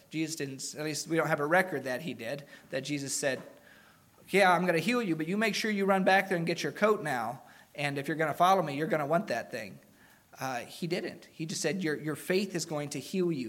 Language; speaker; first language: English; native; English